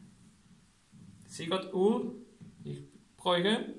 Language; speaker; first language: Danish; non-native, learner; Spanish